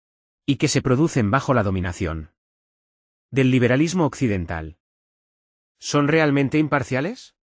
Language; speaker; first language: Spanish; non-native, fluent; Arabic